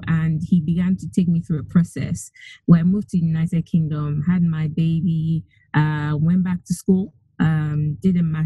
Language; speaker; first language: English; non-native, local second language; Yoruba